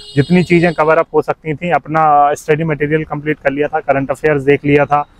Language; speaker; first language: Hindi; native; Hindi